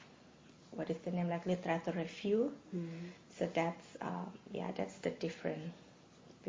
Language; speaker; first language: English; non-native, fluent; Indonesian